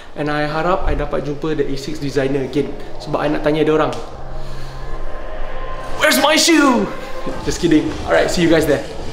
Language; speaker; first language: English; non-native, local second language; Malay